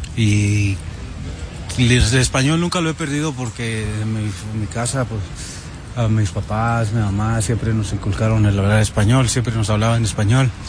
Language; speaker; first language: Spanish; early bilingual, heritage; Spanish